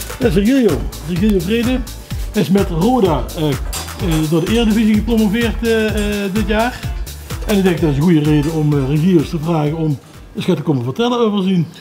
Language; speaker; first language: Dutch; native; Dutch